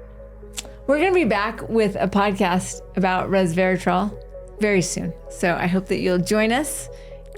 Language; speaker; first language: English; native; English